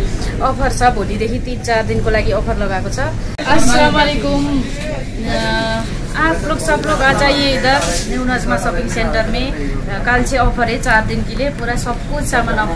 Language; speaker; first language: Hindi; non-native, local second language; Nepali